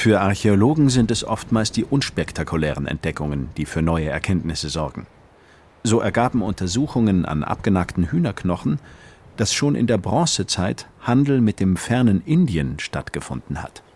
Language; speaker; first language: German; native; German